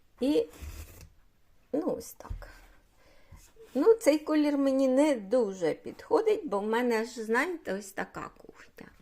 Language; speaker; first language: Ukrainian; native; Ukrainian